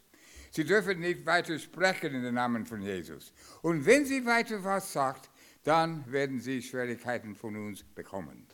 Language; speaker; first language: German; non-native, fluent; English